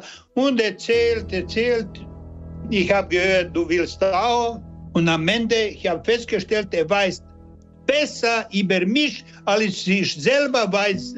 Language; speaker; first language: German; non-native, learner; Serbian